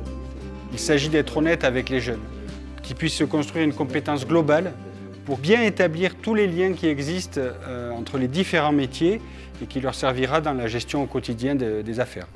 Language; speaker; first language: French; native; French